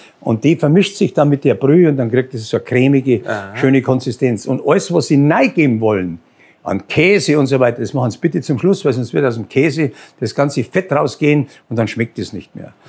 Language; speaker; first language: German; native; German